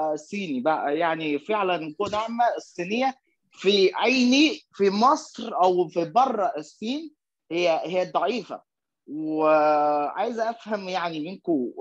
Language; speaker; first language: Arabic; non-native, fluent; Chinese